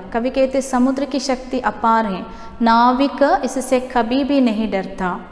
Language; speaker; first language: Hindi; non-native, local second language; Malayalam